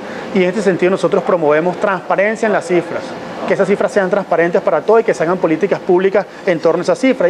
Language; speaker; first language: Spanish; native; Spanish